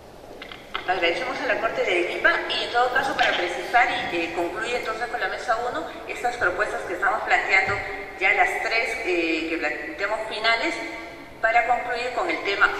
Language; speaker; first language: Spanish; native; Spanish